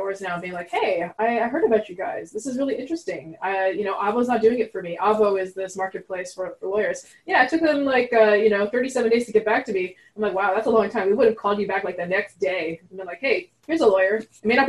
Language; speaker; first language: English; non-native, fluent; French